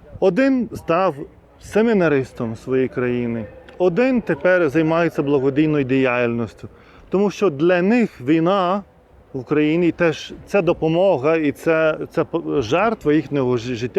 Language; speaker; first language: Ukrainian; non-native, fluent; Lithuanian